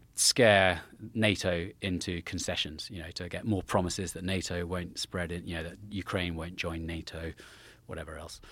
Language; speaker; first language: English; native; English